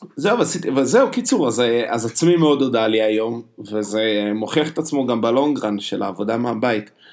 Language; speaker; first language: Hebrew; native; Hebrew